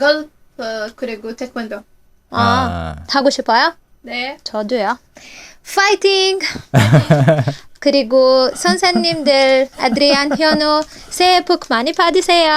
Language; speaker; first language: Korean; non-native, learner; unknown